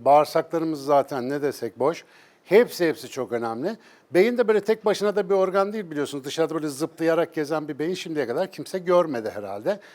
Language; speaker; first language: Turkish; native; Turkish